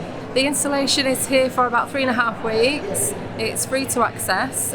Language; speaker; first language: English; native; English